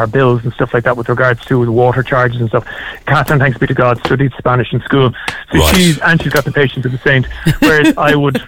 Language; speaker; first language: English; native; English